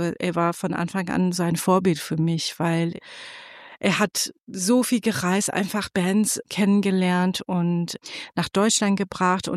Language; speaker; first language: German; non-native, fluent; Persian